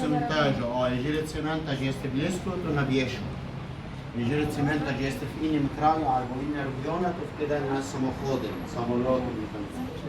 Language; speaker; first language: Polish; non-native, learner; Arabic